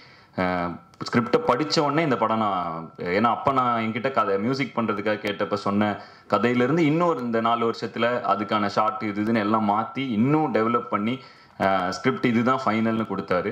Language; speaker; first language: Tamil; native; Tamil